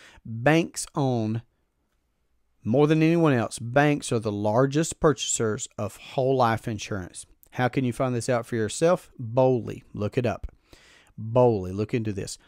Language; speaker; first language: English; native; English